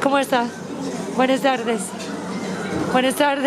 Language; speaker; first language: Spanish; non-native, learner; English